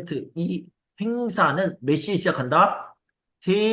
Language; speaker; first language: Korean; native; Korean